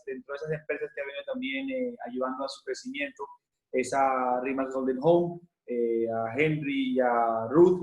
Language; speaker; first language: Spanish; native; Spanish